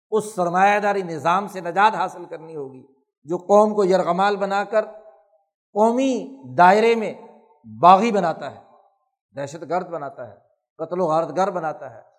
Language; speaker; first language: Urdu; non-native, local second language; Punjabi